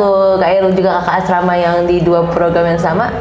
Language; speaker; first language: Indonesian; native; Indonesian